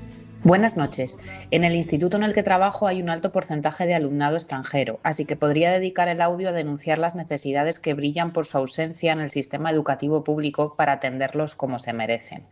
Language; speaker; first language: Spanish; native; Spanish